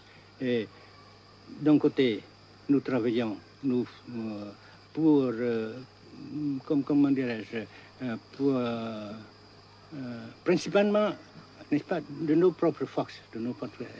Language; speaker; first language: French; non-native, local second language; Vietnamese